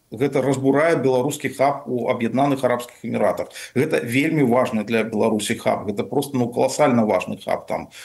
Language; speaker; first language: Belarusian; non-native, local second language; Russian